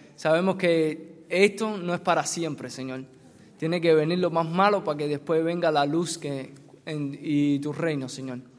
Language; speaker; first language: Spanish; native; Spanish